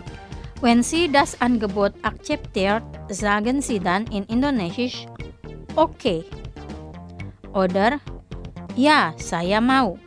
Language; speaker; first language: German; non-native, fluent; Indonesian